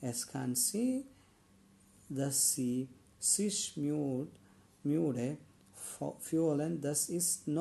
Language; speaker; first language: German; non-native, learner; Malayalam